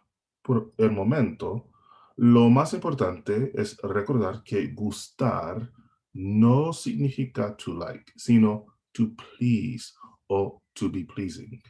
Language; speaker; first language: Spanish; non-native, fluent; English